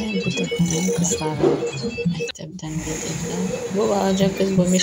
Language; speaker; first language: Turkish; non-native, learner; Azerbaijani